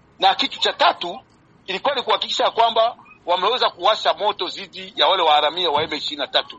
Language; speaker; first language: Swahili; native; Swahili